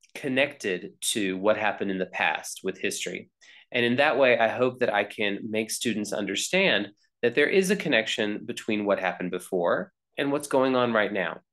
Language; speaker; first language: English; native; English